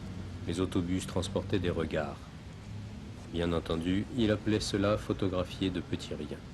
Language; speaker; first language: French; native; French